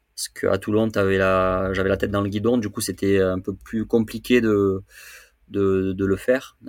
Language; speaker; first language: French; native; French